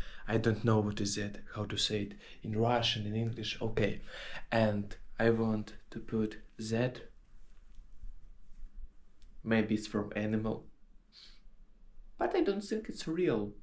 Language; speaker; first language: English; non-native, fluent; Russian